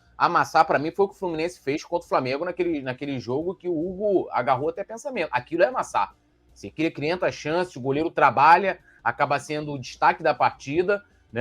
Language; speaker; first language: Portuguese; native; Portuguese